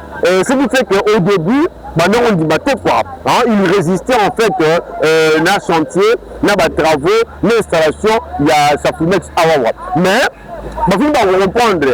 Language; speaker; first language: French; non-native, local second language; Lingala